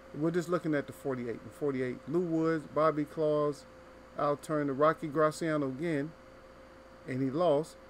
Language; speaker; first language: English; native; English